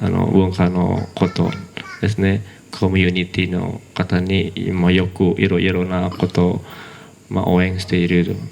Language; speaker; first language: Japanese; non-native, learner; Indonesian